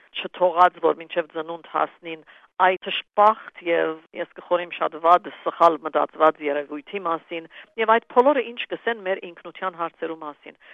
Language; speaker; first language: Armenian; early bilingual, heritage; Armenian